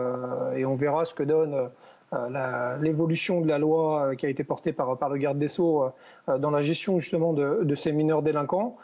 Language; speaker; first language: French; native; French